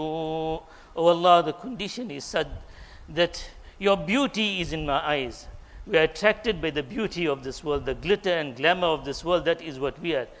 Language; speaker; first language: English; native; English